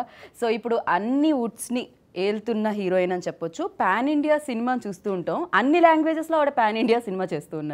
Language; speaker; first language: Telugu; native; Telugu